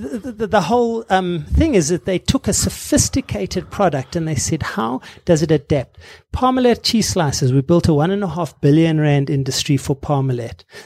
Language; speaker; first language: English; native; English